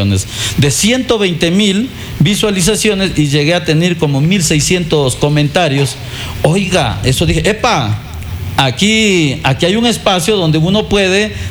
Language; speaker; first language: Spanish; native; Spanish